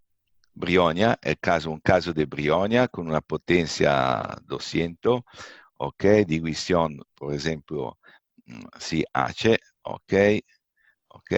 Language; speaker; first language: Spanish; non-native, fluent; Italian